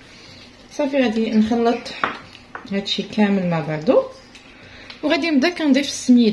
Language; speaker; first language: Arabic; native; Arabic